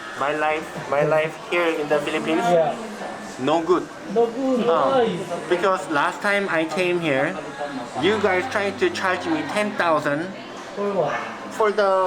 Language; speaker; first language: English; non-native, learner; Korean